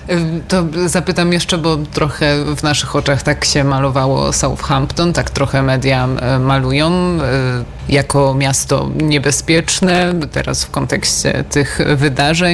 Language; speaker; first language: Polish; native; Polish